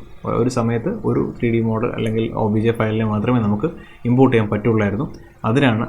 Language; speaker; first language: Malayalam; native; Malayalam